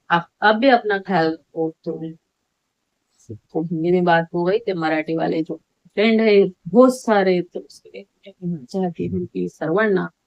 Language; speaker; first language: Hindi; non-native, local second language; Marathi